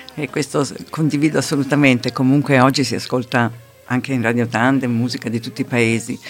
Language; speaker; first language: Italian; native; Italian